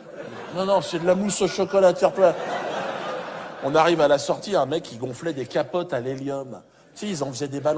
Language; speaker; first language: French; native; French